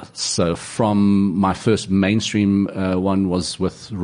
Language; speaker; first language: English; native; English